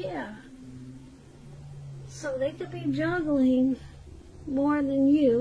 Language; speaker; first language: English; native; English